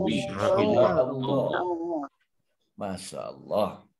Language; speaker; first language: Arabic; non-native, fluent; Indonesian